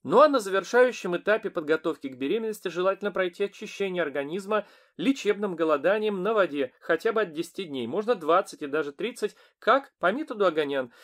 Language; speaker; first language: Russian; native; Russian